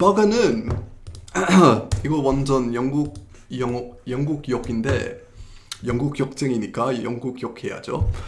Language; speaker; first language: Korean; non-native, fluent; English